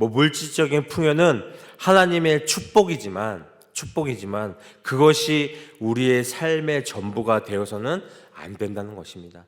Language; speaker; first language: Korean; native; Korean